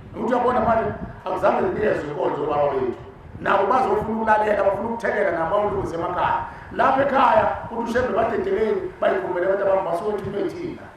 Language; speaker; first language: Zulu; native; Zulu